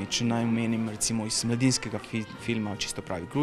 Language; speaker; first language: Slovenian; native; Slovenian